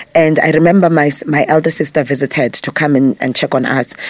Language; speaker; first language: English; non-native, local second language; Zulu